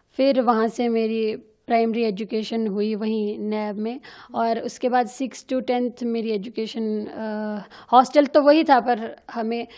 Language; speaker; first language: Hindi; native; Hindi